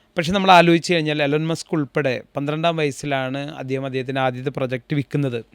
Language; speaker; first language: Malayalam; native; Malayalam